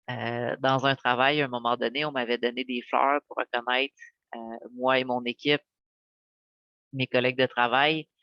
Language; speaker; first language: French; native; French